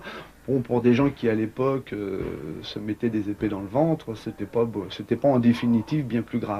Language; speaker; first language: French; native; French